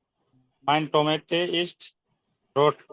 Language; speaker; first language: German; non-native, learner; Bangla